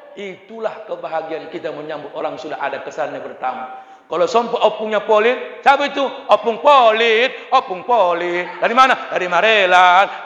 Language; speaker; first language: Malay; non-native, local second language; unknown